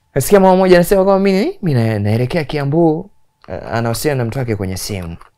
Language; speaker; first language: Swahili; native; Swahili